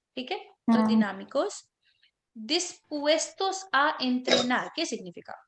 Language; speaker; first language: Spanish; non-native, fluent; Hindi